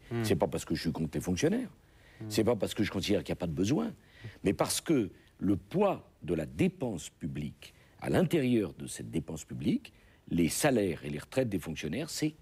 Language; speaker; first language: French; native; French